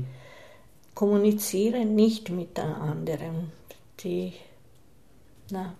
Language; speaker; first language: German; non-native, fluent; Hungarian